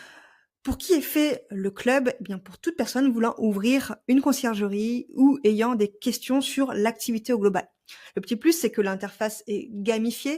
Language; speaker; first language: French; native; French